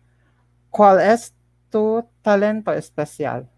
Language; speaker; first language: Spanish; non-native, learner; Filipino